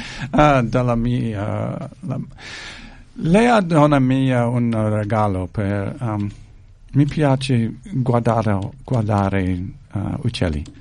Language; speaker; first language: Italian; non-native, learner; English